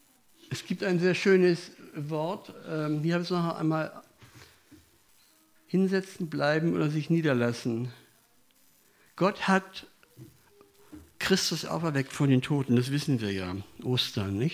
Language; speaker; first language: German; native; German